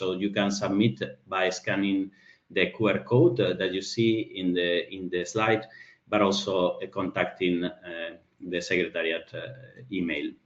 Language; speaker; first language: English; non-native, fluent; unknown